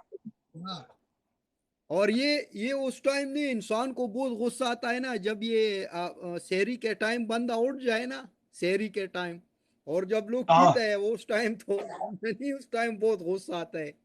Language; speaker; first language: Hindi; non-native, local second language; Pashto